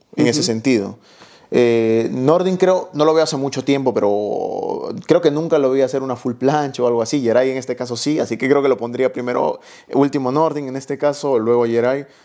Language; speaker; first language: Spanish; native; Spanish